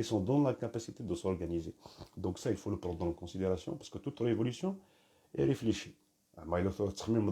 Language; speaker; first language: French; non-native, local second language; Kabyle